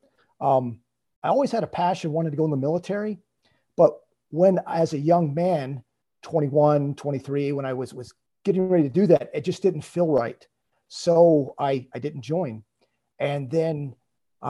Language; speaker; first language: English; native; English